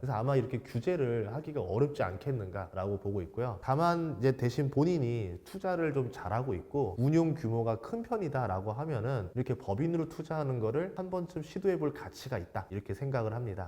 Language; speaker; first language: Korean; native; Korean